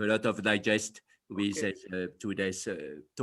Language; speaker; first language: English; non-native, fluent; French